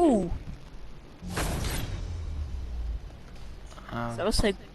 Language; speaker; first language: French; native; French